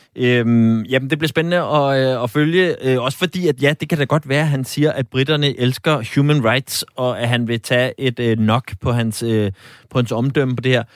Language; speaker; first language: Danish; native; Danish